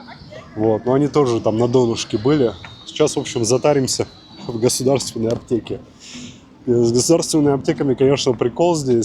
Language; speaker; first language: Russian; native; Russian